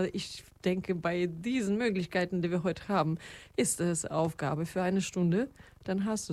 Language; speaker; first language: German; non-native, fluent; Russian